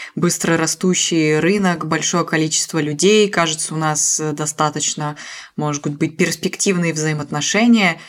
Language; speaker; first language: Russian; native; Russian